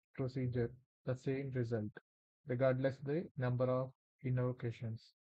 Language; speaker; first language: English; non-native, local second language; Telugu